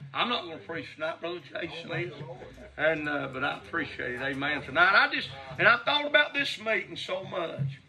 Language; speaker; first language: English; native; English